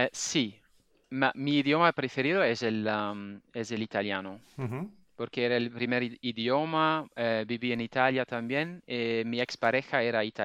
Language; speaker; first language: Spanish; non-native, fluent; Dutch